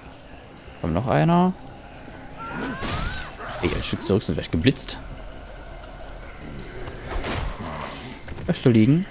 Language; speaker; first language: German; native; German